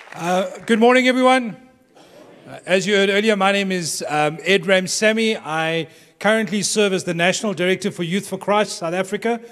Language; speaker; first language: English; native; English